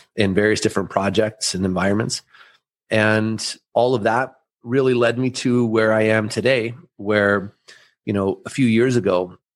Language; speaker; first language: English; early bilingual, other home language; German